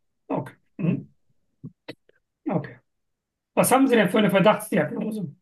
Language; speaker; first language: German; non-native, fluent; Turkish